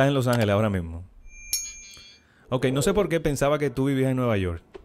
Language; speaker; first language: Spanish; native; Spanish